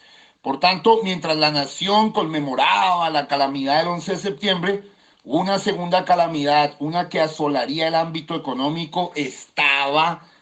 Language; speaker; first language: Spanish; native; Spanish